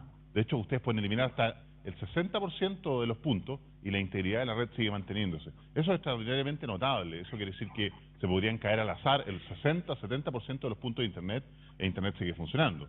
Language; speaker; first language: Spanish; native; Spanish